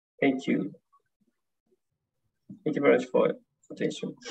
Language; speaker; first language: English; non-native, learner; Chinese